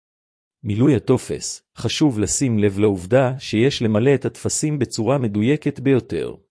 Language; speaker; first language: Hebrew; native; Hebrew